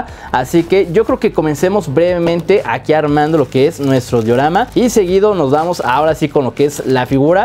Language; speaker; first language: Spanish; native; Spanish